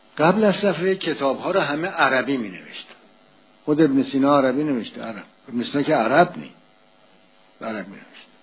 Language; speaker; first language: Persian; native; Persian